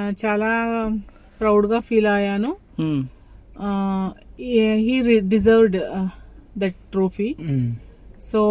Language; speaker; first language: Telugu; non-native, learner; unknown